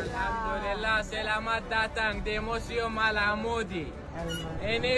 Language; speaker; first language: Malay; non-native, learner; Arabic